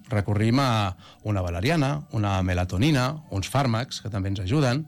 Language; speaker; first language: Catalan; native; Catalan